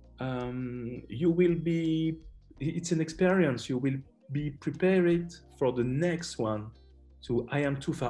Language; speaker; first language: English; non-native, learner; French